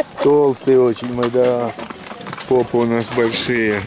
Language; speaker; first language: Russian; native; Russian